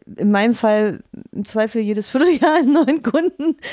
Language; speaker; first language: German; native; German